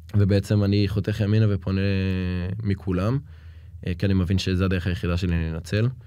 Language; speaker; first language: Hebrew; native; Hebrew